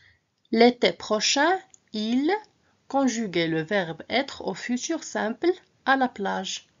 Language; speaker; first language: French; non-native, local second language; Arabic